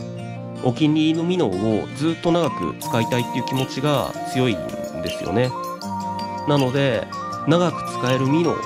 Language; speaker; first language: Japanese; native; Japanese